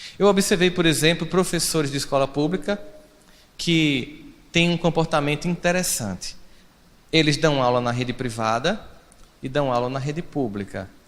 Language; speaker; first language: Portuguese; native; Portuguese